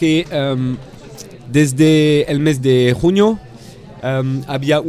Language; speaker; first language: Spanish; non-native, fluent; French